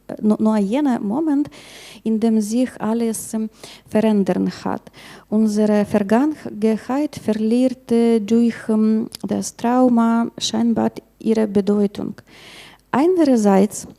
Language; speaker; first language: German; non-native, learner; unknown